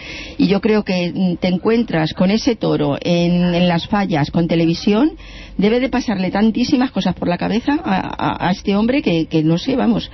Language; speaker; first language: Spanish; native; Spanish